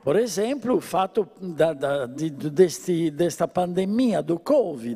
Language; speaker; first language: Portuguese; non-native, fluent; Italian